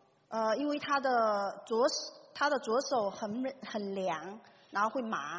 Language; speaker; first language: Chinese; native; Chinese